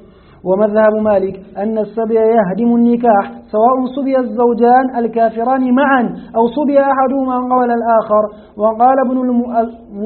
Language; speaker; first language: Arabic; native; Arabic